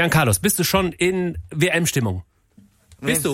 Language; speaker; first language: German; native; German